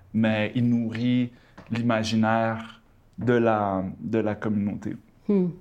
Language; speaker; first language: French; early bilingual, other home language; Spanish